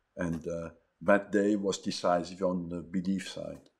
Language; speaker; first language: English; non-native, fluent; French